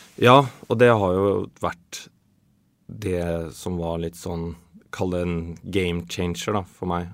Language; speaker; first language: Norwegian; early bilingual, other home language; Swedish